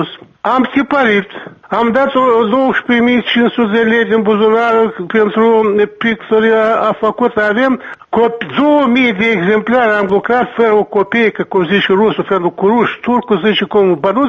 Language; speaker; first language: Romanian; non-native, local second language; Gagauz